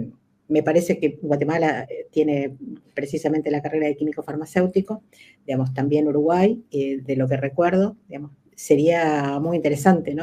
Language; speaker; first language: Spanish; native; Spanish